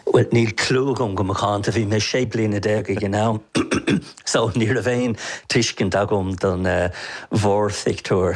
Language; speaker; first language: Irish; non-native, local second language; English